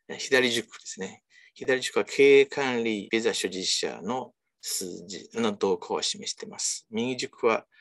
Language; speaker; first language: Japanese; non-native, fluent; Chinese